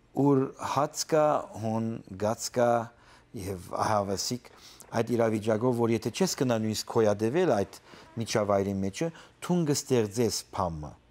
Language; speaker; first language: Armenian; early bilingual, heritage; Armenian